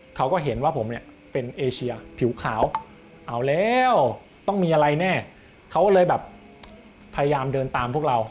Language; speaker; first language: Thai; native; Thai